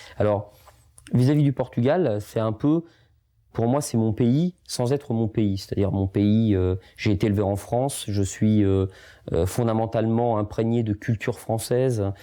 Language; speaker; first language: French; early bilingual, other home language; Portuguese